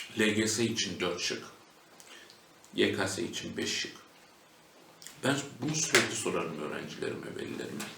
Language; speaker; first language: Turkish; native; Turkish